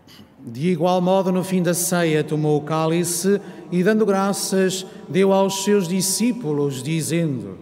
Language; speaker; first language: Portuguese; native; Portuguese